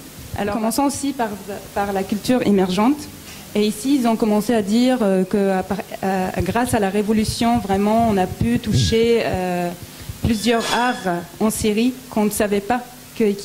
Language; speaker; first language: French; non-native, fluent; Arabic